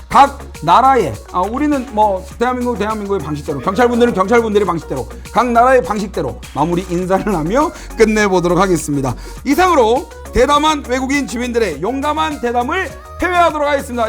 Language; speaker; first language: Korean; native; Korean